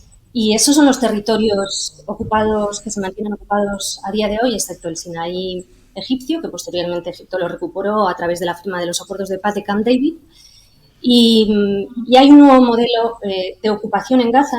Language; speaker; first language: Spanish; native; Spanish